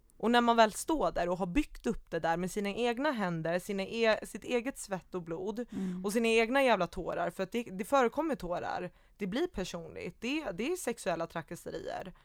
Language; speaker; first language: Swedish; early bilingual, other home language; Baluchi